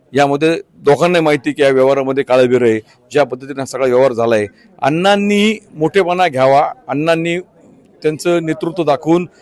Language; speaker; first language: Marathi; native; Marathi